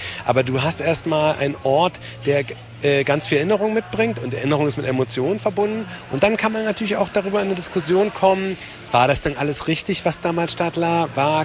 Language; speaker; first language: German; native; German